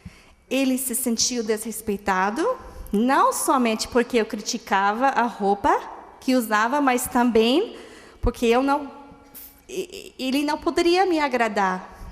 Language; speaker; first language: Portuguese; non-native, fluent; English